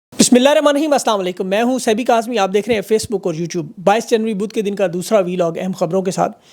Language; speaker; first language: Urdu; native; Urdu